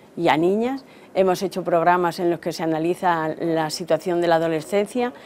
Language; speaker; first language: Spanish; native; Spanish